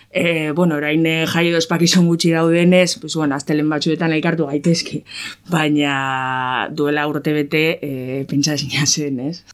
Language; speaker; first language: Basque; native; Basque